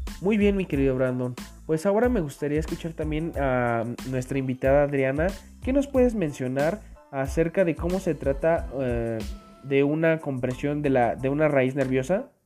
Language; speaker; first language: Spanish; native; Spanish